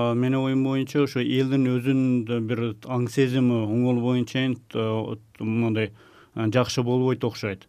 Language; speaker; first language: Kyrgyz; non-native, local second language; Uzbek